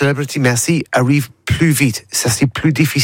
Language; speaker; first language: French; non-native, learner; English